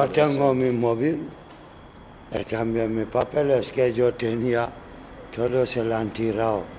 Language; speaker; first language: Spanish; non-native, learner; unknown